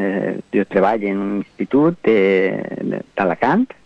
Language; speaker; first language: Catalan; non-native, local second language; Spanish